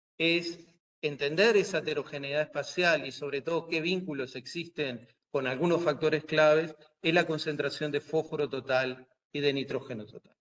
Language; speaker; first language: Spanish; native; Spanish